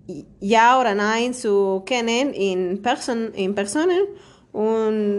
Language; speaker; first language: German; non-native, learner; Spanish